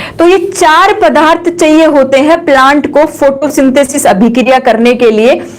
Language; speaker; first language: Hindi; native; Hindi